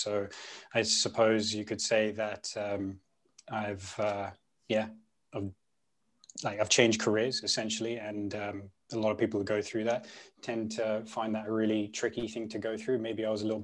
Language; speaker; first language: English; non-native, local second language; Punjabi